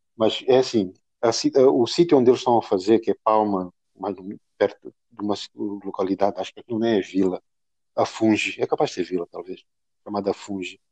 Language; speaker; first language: Portuguese; native; Portuguese